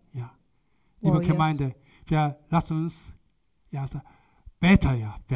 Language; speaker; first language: German; non-native, learner; Korean